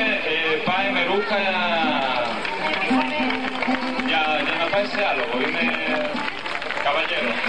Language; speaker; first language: Greek; non-native, learner; Spanish